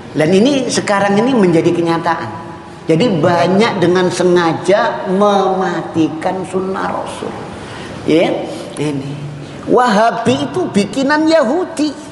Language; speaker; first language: Indonesian; native; Indonesian